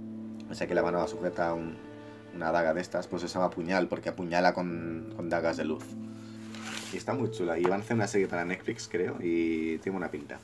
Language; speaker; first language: Spanish; native; Spanish